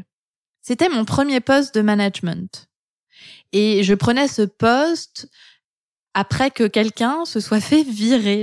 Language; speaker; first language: French; native; French